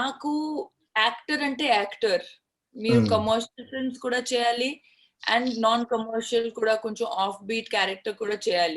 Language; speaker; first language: Telugu; non-native, learner; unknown